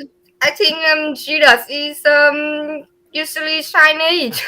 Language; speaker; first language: English; non-native, learner; Vietnamese